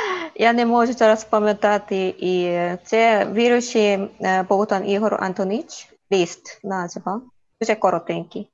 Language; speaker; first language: Ukrainian; non-native, learner; Korean